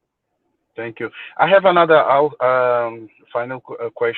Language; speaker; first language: English; non-native, learner; Portuguese